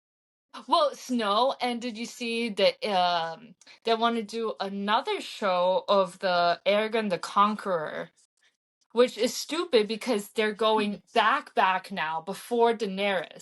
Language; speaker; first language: English; early bilingual, heritage; English